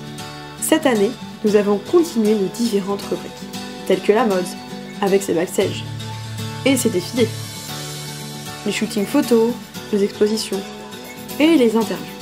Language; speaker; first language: French; native; French